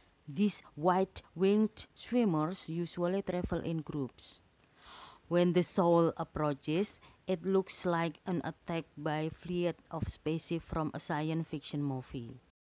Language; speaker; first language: English; non-native, fluent; Indonesian